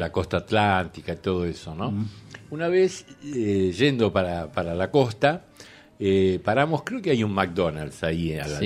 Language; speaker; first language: Spanish; native; Spanish